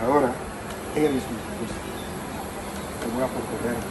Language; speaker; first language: Spanish; non-native, learner; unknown